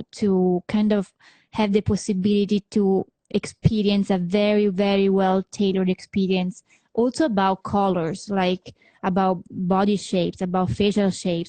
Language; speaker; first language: English; non-native, fluent; Italian